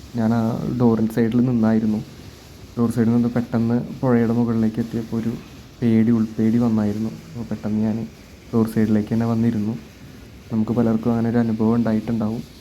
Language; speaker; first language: Malayalam; native; Malayalam